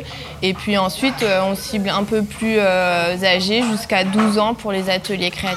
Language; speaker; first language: French; native; French